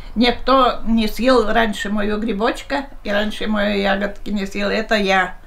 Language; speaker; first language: Russian; native; Russian